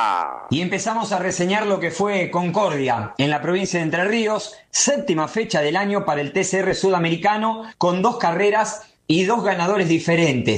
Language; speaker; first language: Spanish; native; Spanish